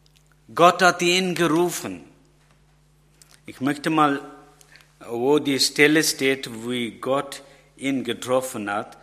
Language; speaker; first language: German; non-native, learner; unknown